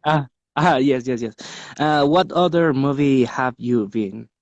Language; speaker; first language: English; non-native, learner; Spanish